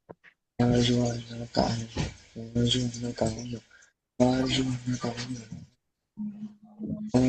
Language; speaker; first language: Arabic; non-native, learner; Bangla